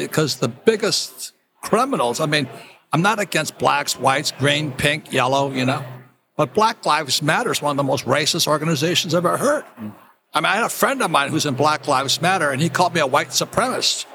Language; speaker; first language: English; native; English